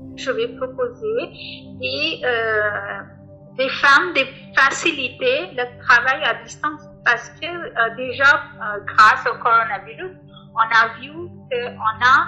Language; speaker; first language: French; non-native, fluent; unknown